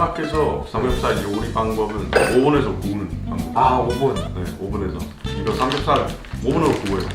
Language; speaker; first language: Korean; non-native, fluent; Danish